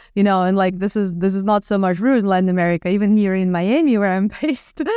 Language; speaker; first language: English; non-native, fluent; Russian